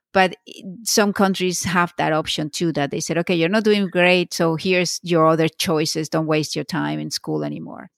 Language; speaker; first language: English; non-native, fluent; Spanish